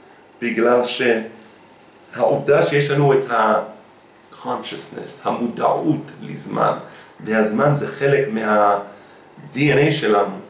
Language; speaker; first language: Hebrew; non-native, fluent; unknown